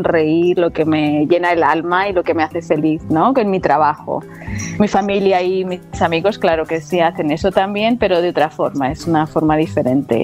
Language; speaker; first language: Spanish; native; Spanish